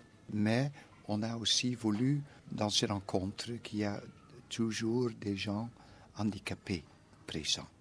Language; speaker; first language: French; non-native, fluent; Dutch